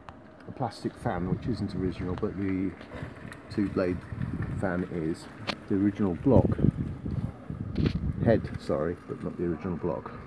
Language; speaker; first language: English; native; English